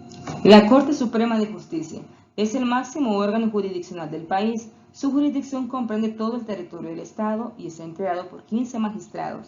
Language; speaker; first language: Spanish; native; Spanish